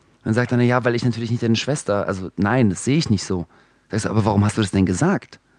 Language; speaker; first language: German; early bilingual, other home language; Russian